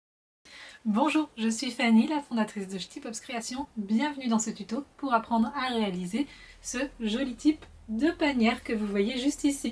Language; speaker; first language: French; native; French